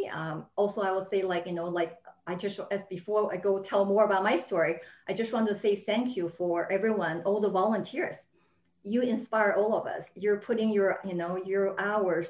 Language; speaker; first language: English; non-native, fluent; Chinese